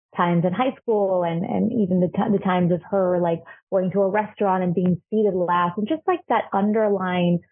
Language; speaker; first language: English; non-native, fluent; Spanish